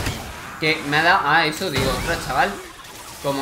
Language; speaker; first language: Spanish; native; Spanish